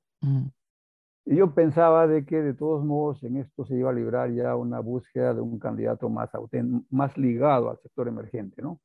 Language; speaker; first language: Spanish; native; Spanish